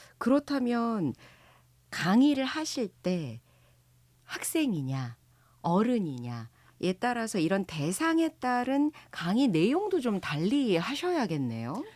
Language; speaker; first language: Korean; native; Korean